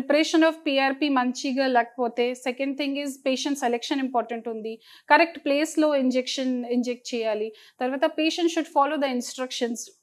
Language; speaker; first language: Telugu; non-native, fluent; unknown